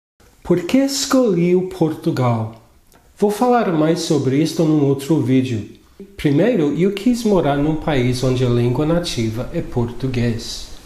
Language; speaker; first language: Portuguese; non-native, fluent; English